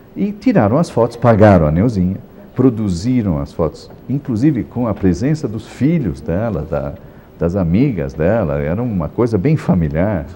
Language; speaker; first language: Portuguese; non-native, fluent; Italian